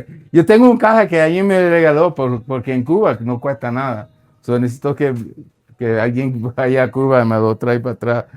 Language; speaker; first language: Spanish; non-native, learner; English